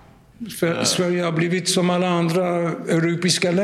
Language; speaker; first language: Swedish; non-native, fluent; French